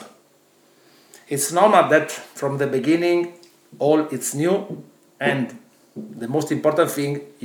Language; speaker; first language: English; non-native, learner; Italian